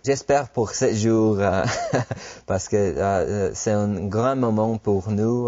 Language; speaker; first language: French; non-native, fluent; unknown